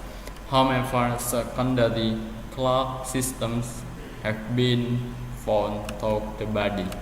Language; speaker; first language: English; non-native, learner; Indonesian